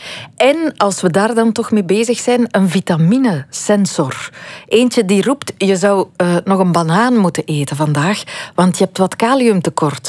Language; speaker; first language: Dutch; native; Dutch